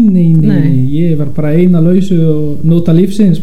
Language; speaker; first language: Icelandic; non-native, fluent; Polish